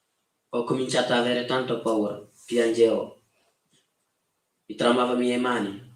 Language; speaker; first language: Italian; non-native, fluent; Wolof